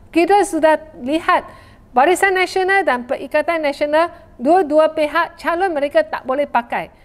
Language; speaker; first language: Malay; non-native, local second language; Chinese